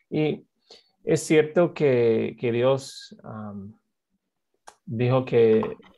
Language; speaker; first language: Spanish; non-native, fluent; English